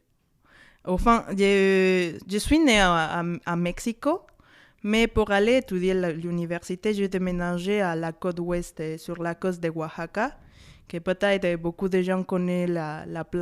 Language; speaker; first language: French; non-native, fluent; Spanish